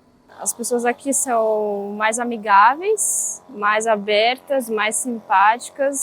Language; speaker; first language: Portuguese; non-native, fluent; Russian